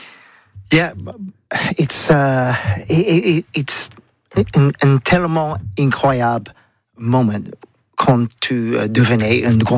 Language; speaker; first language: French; non-native, learner; English